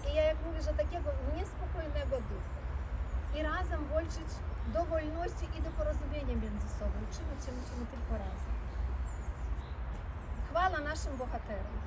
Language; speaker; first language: Polish; early bilingual, heritage; Polish